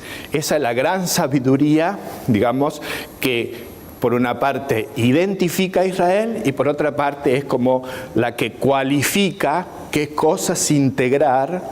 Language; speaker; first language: Spanish; native; Spanish